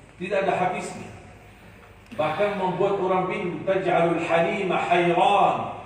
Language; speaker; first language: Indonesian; non-native, fluent; Arabic